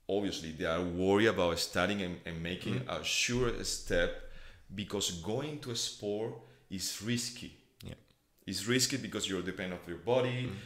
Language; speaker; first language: English; non-native, fluent; Spanish